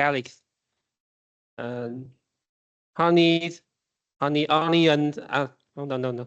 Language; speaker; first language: English; non-native, learner; Vietnamese